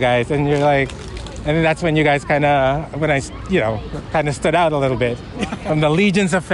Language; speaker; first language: English; non-native, local second language; Filipino